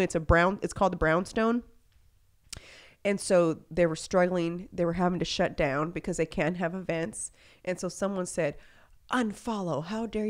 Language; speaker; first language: English; early bilingual, other home language; Spanish